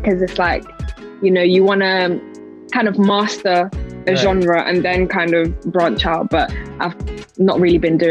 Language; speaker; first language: English; native; English